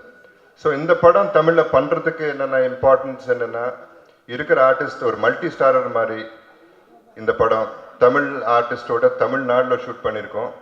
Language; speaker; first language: Tamil; non-native, local second language; Telugu